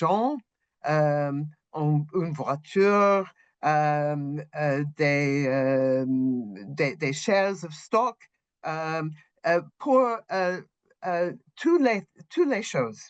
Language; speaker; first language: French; non-native, learner; English